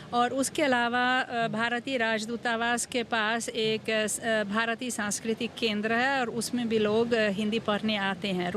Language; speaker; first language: Hindi; non-native, fluent; Hungarian